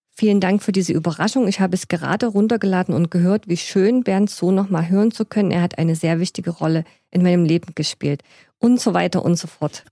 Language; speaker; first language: German; native; German